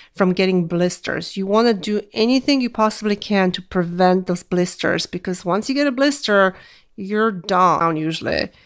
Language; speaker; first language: English; non-native, fluent; Polish